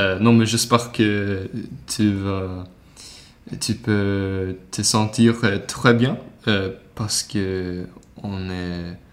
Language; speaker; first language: French; non-native, learner; Swedish